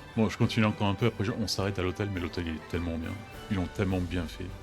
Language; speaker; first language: French; native; French